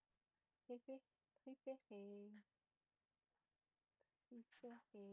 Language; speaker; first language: French; non-native, learner; Chinese